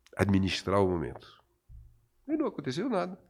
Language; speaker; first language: Portuguese; non-native, fluent; French